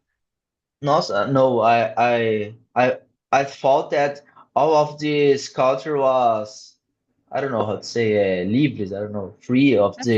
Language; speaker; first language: English; non-native, learner; Portuguese